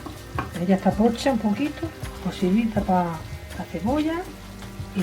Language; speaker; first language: Spanish; native; Spanish